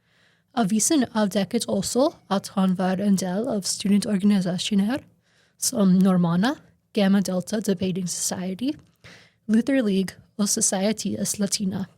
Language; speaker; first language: Norwegian; non-native, learner; English